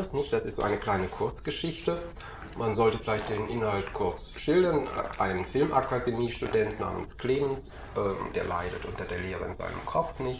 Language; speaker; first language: German; native; German